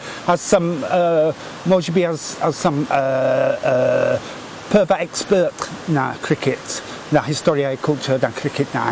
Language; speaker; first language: Bulgarian; non-native, learner; English